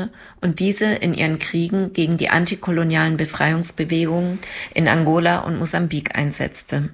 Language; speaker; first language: German; native; German